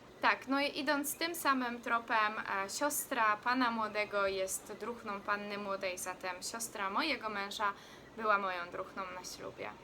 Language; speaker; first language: Polish; native; Polish